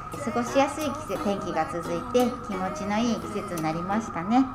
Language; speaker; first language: Japanese; native; Japanese